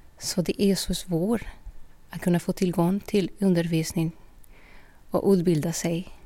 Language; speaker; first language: Swedish; non-native, fluent; Spanish